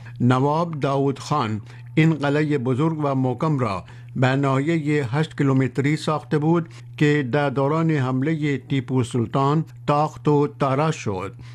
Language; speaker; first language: Persian; non-native, fluent; Urdu